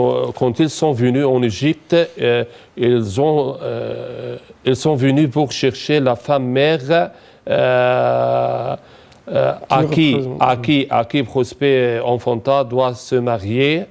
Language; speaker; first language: French; non-native, fluent; Arabic